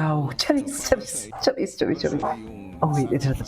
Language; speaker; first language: Filipino; native; Filipino